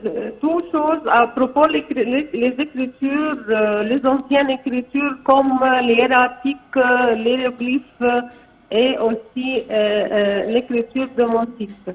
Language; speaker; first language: French; non-native, fluent; Arabic